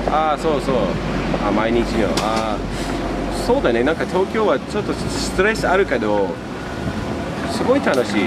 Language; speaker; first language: Japanese; non-native, learner; English